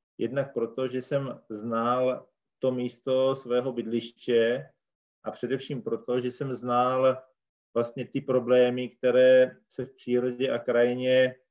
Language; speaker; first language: Czech; native; Czech